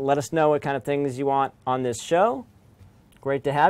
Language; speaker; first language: English; native; English